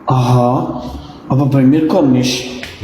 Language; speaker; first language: German; non-native, learner; Slovak